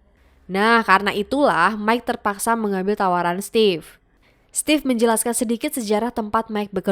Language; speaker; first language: Indonesian; native; Indonesian